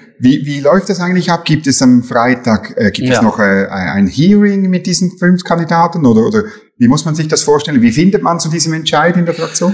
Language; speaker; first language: German; native; German